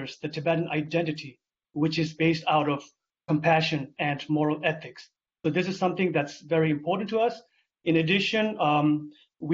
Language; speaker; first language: English; non-native, local second language; Tibetan